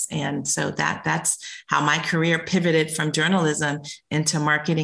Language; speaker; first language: English; native; English